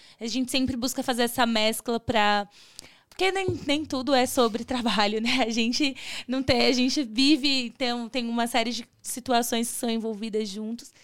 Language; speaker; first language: Portuguese; native; Portuguese